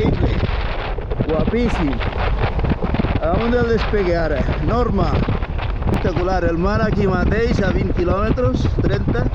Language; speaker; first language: Catalan; native; Catalan